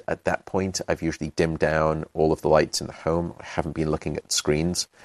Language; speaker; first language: English; native; English